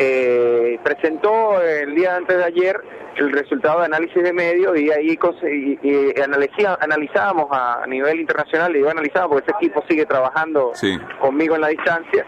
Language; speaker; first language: Spanish; native; Spanish